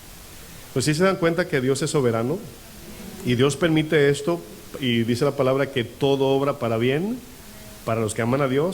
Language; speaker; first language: Spanish; native; Spanish